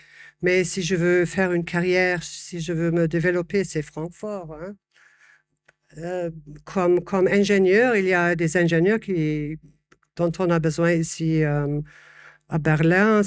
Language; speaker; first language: French; non-native, fluent; German